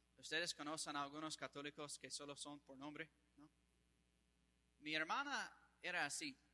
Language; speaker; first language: Spanish; non-native, fluent; English